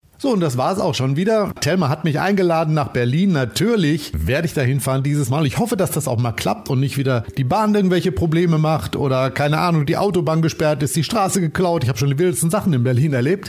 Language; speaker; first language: German; native; German